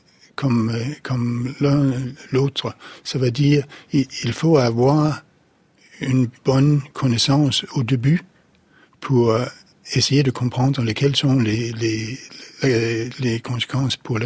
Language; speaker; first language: French; non-native, fluent; Danish